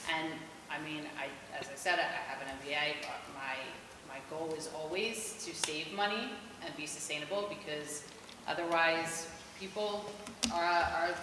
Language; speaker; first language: English; native; English